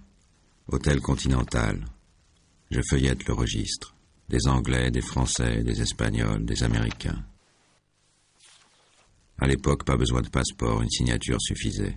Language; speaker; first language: French; native; French